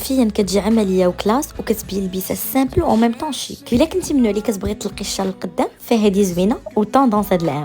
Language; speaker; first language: Arabic; native; Arabic